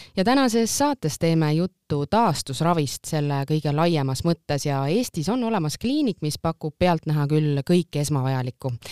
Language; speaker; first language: Estonian; native; Estonian